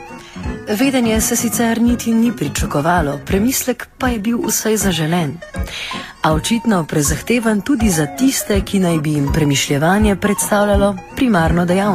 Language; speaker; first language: Slovenian; native; Slovenian